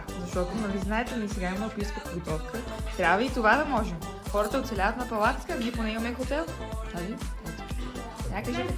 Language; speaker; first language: Bulgarian; native; Bulgarian